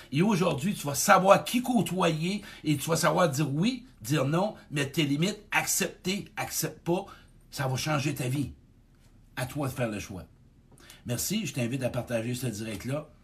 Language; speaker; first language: French; native; French